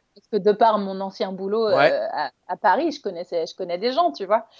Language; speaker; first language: French; native; French